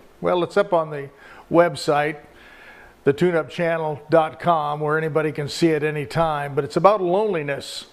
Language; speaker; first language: English; native; English